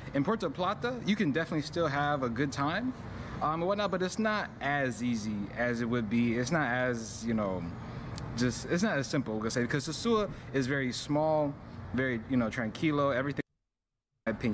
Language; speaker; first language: English; native; English